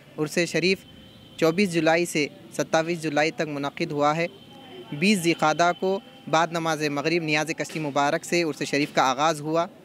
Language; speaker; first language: Urdu; native; Urdu